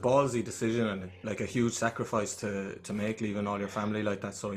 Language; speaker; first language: English; native; English